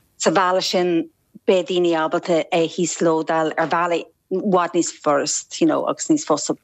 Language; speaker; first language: Irish; native; Irish